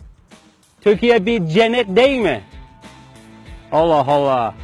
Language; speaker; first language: Turkish; non-native, fluent; English